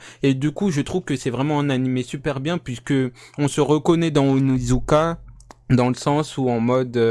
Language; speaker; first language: French; native; French